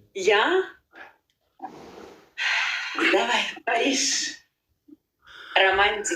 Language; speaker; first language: Russian; non-native, learner; Uzbek